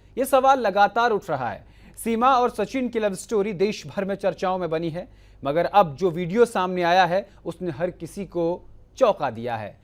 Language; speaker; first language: Hindi; native; Hindi